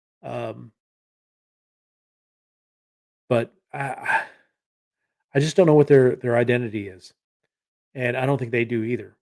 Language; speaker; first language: English; native; English